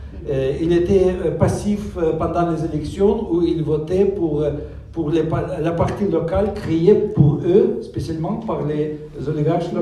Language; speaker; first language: French; non-native, fluent; Russian